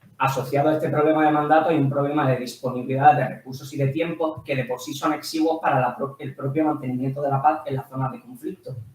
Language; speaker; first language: Spanish; native; Spanish